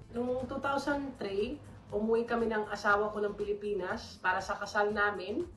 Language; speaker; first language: Filipino; non-native, fluent; Dutch